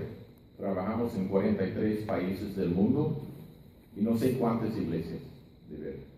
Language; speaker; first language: Spanish; non-native, fluent; English